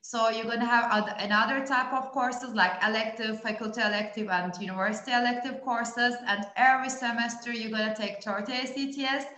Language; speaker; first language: English; non-native, fluent; Turkish